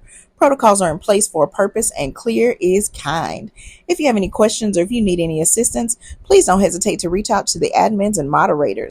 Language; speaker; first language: English; native; English